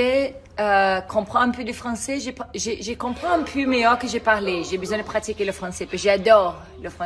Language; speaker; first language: French; non-native, learner; Portuguese